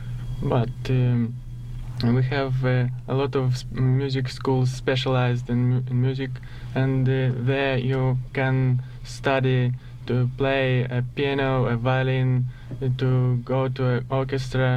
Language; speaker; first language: English; non-native, learner; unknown